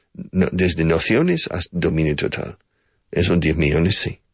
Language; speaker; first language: Spanish; non-native, fluent; English